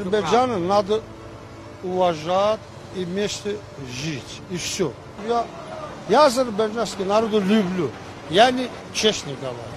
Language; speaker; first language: Russian; non-native, local second language; Armenian